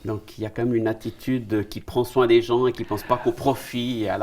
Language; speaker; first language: French; native; French